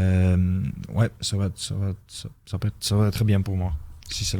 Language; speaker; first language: French; non-native, fluent; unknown